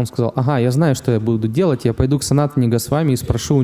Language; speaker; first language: Russian; native; Russian